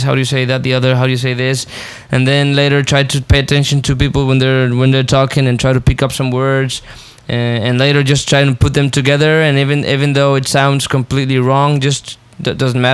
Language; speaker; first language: English; non-native, fluent; Spanish